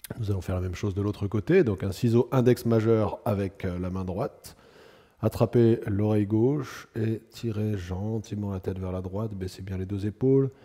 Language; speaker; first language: French; native; French